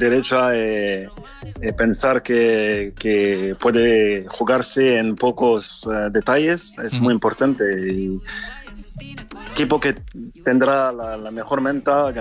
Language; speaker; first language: Spanish; non-native, fluent; French